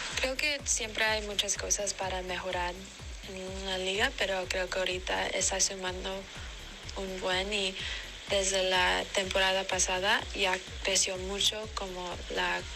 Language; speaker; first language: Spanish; non-native, learner; English